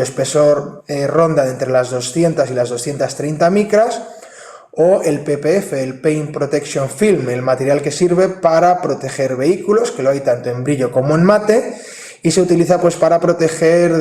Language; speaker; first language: Spanish; native; Spanish